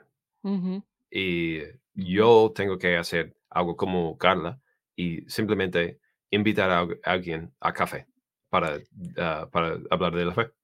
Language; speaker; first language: Spanish; non-native, learner; English